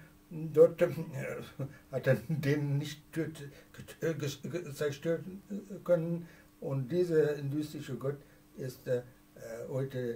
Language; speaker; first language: German; non-native, fluent; Persian